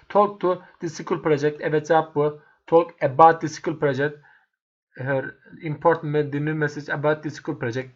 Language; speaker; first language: English; non-native, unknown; Turkish